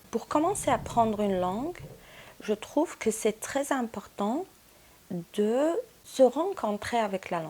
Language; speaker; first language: French; non-native, local second language; Arabic